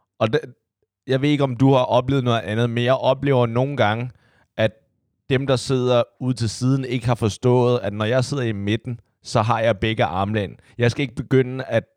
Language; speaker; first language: Danish; non-native, fluent; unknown